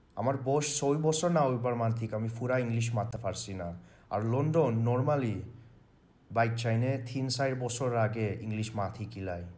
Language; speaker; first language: Bangla; early bilingual, heritage; Bangla